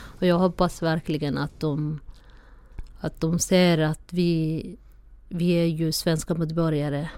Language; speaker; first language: Swedish; non-native, fluent; Somali